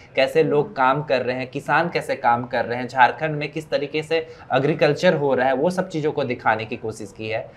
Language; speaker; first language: Hindi; native; Hindi